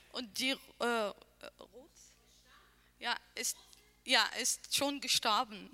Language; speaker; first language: German; non-native, learner; Arabic